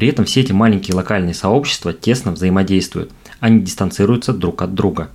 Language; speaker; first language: Russian; native; Russian